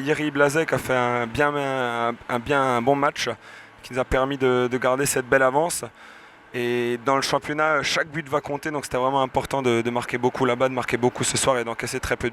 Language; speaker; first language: French; native; French